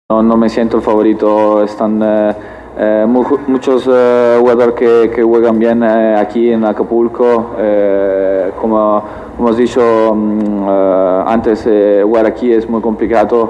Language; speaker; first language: Spanish; non-native, learner; Italian